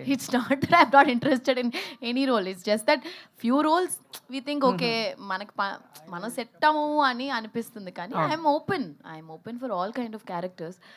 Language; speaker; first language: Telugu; native; Telugu